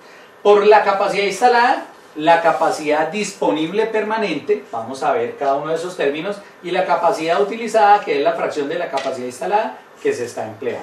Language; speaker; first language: Spanish; native; Spanish